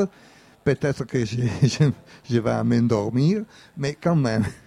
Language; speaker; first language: French; non-native, fluent; Italian